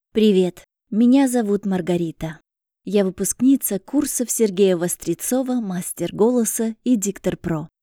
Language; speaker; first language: Russian; native; Russian